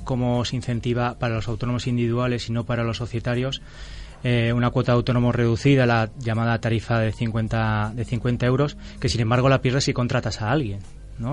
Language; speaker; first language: Spanish; native; Spanish